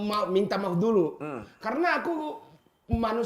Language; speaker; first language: Indonesian; non-native, fluent; Japanese